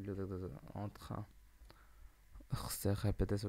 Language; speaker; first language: French; non-native, learner; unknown